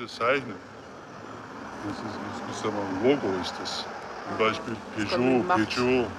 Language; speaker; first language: German; non-native, learner; Turkish